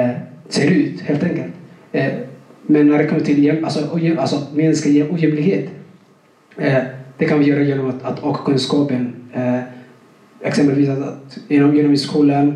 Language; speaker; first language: Swedish; non-native, fluent; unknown